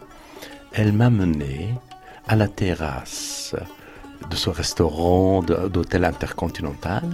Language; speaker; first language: French; non-native, fluent; Persian